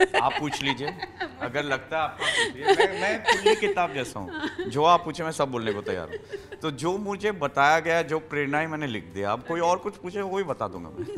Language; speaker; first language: Hindi; native; Hindi